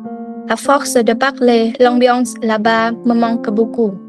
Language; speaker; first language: French; non-native, learner; Vietnamese